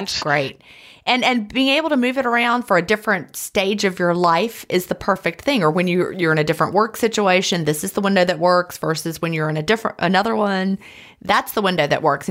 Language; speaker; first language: English; native; English